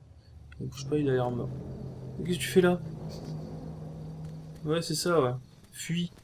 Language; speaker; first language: French; native; French